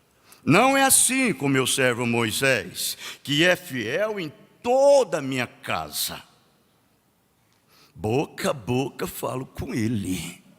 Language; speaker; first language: Portuguese; native; Portuguese